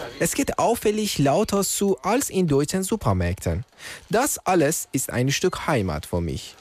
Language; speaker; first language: German; non-native, fluent; Persian